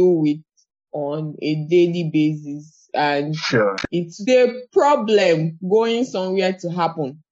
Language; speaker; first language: English; non-native, local second language; Yoruba